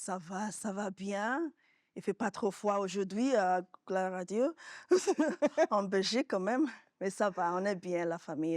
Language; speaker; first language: French; non-native, fluent; Yoruba